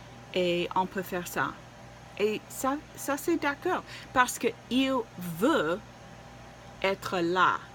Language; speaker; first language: French; non-native, learner; English